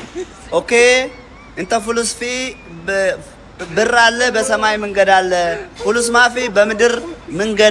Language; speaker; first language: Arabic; non-native, learner; Amharic